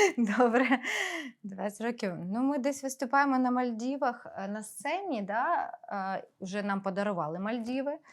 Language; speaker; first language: Ukrainian; non-native, local second language; Russian